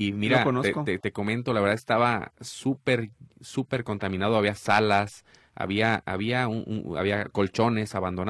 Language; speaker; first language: Spanish; native; Spanish